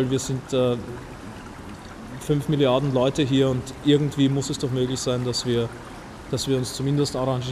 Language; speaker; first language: German; native; German